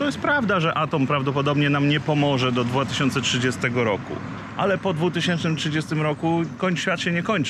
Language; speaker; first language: Polish; native; Polish